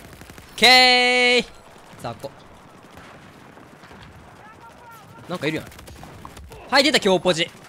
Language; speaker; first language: Japanese; native; Japanese